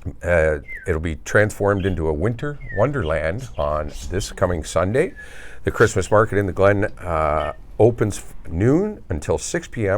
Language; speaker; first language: English; native; English